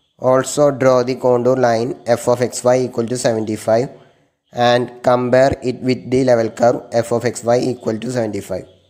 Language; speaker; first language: English; non-native, local second language; Malayalam